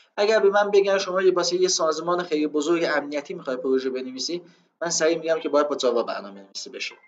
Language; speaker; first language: Persian; non-native, local second language; Azerbaijani